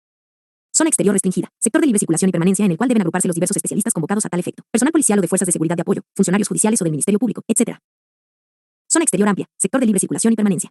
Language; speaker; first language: Spanish; native; Spanish